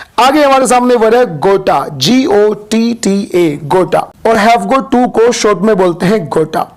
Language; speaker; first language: Hindi; native; Hindi